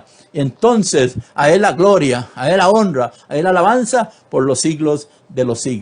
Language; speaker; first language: Spanish; native; Spanish